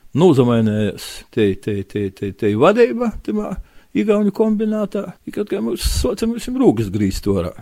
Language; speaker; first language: Latvian; native; Latvian